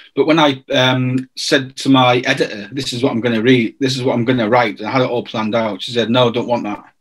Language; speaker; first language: English; native; English